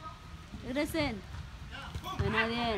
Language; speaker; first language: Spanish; early bilingual, heritage; Spanish